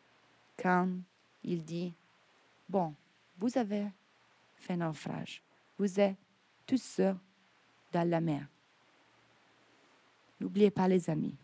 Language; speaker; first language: French; non-native, fluent; Italian